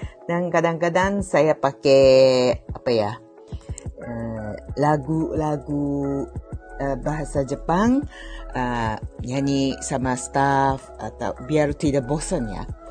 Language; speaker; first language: Indonesian; non-native, fluent; Japanese